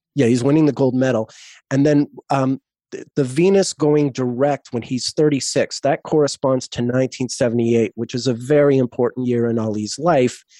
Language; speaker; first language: English; native; English